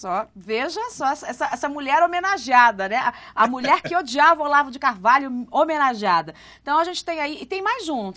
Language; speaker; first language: Portuguese; native; Portuguese